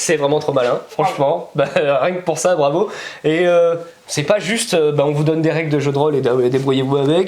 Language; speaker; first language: French; native; French